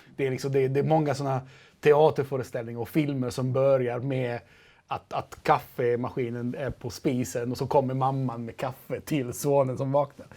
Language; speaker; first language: Swedish; non-native, fluent; Italian